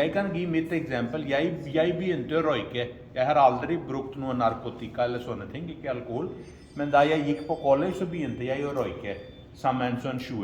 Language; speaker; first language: Norwegian; non-native, fluent; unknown